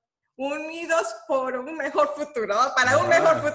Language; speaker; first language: Spanish; early bilingual, heritage; Spanish